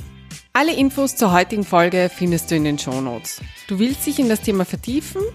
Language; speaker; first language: German; native; German